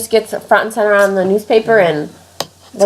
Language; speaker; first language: English; native; English